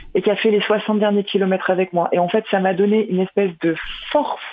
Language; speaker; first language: French; native; French